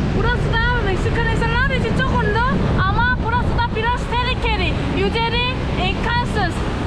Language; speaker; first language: Turkish; non-native, learner; Spanish